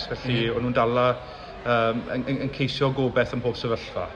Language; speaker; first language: Welsh; native; Welsh